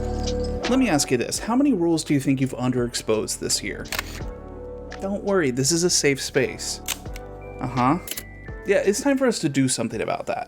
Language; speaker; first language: English; native; English